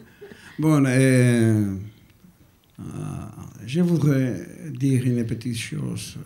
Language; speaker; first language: French; non-native, learner; Basque